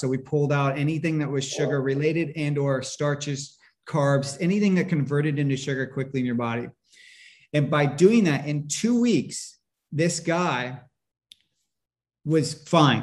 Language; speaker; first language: English; native; English